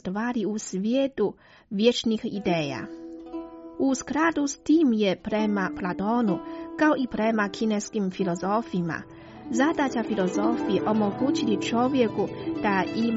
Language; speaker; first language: Croatian; non-native, fluent; Chinese